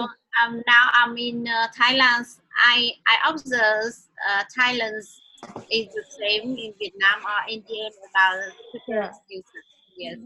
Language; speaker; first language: English; non-native, learner; Vietnamese